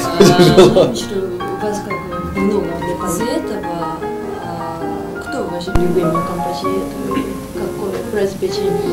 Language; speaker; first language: Russian; non-native, learner; Japanese